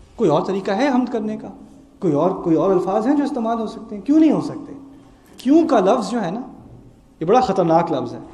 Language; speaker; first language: Urdu; early bilingual, heritage; Urdu